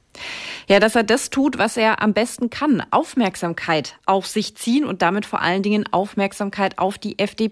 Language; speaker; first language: German; native; German